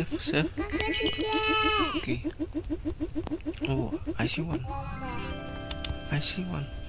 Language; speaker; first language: English; non-native, learner; Indonesian